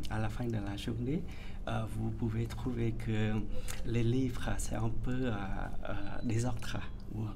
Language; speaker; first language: French; non-native, fluent; Vietnamese